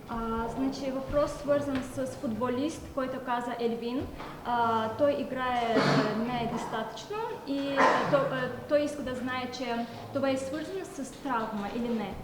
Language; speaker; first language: Bulgarian; non-native, learner; Azerbaijani